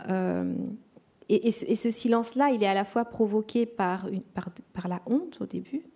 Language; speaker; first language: French; non-native, local second language; Kinyarwanda